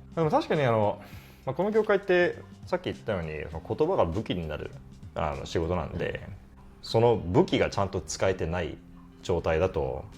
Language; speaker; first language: Japanese; non-native, fluent; Korean